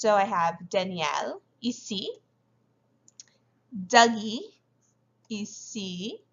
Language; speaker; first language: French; non-native, fluent; English